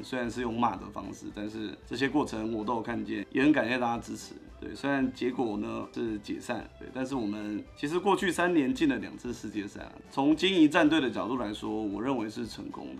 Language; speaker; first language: Chinese; native; Chinese